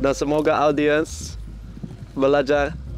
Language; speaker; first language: Indonesian; non-native, fluent; Dutch